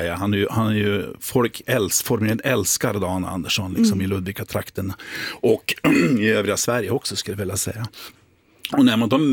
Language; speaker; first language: Swedish; native; Swedish